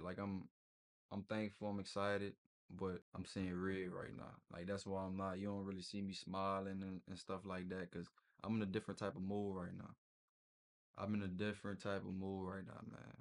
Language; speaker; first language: English; native; English